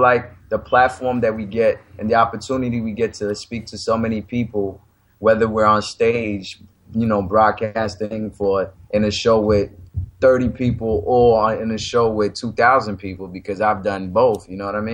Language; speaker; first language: English; native; English